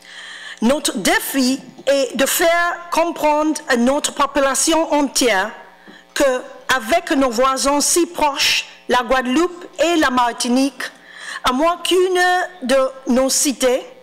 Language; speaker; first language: French; non-native, fluent; English